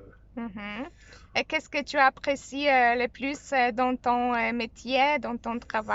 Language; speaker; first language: French; non-native, fluent; Polish